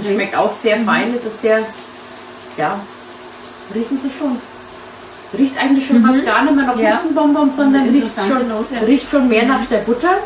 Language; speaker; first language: German; native; German